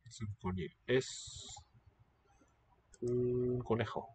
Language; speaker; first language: Spanish; non-native, learner; English